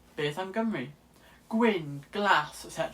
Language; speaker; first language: Welsh; non-native, local second language; English